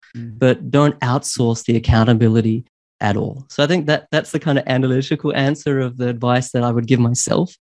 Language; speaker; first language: English; native; English